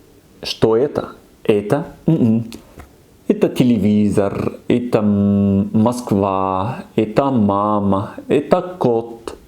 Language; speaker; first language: Russian; non-native, fluent; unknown